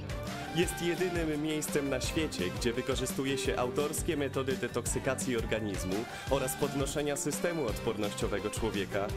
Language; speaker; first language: Polish; native; Polish